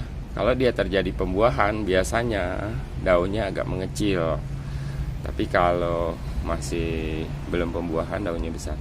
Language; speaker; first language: Indonesian; native; Indonesian